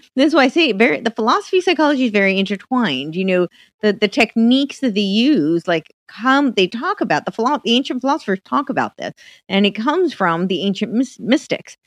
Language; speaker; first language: English; native; English